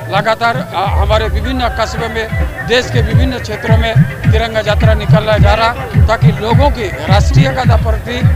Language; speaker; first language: Hindi; native; Hindi